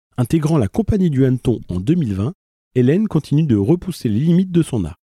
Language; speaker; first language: French; native; French